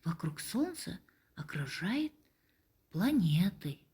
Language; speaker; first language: Russian; non-native, local second language; Kazakh